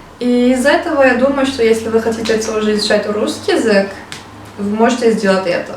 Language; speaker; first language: Russian; non-native, learner; Turkish